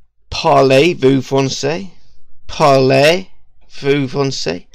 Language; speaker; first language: French; non-native, learner; English